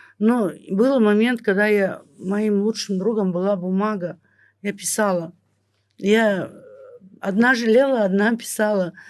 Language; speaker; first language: Russian; native; Russian